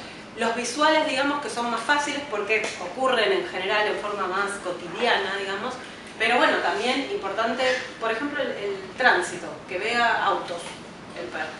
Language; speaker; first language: Spanish; native; Spanish